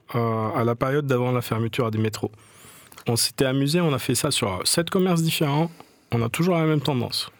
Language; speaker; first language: French; native; French